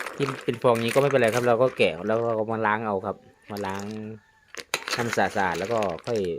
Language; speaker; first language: Thai; native; Thai